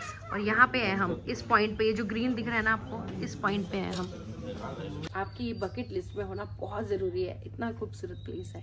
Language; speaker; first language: Hindi; native; Hindi